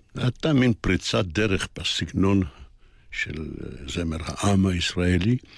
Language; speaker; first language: Hebrew; early bilingual, other home language; Polish